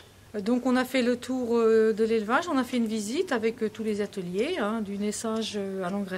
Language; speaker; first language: French; native; French